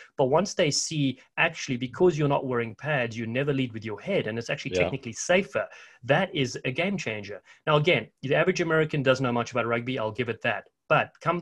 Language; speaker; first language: English; native; English